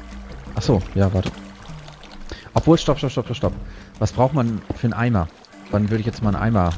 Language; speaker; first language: German; native; German